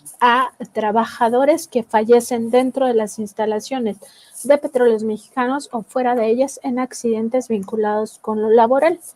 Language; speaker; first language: Spanish; native; Spanish